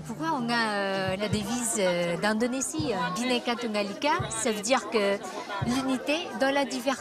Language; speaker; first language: French; non-native, fluent; Indonesian